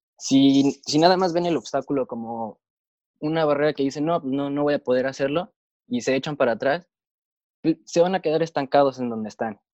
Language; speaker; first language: Spanish; native; Spanish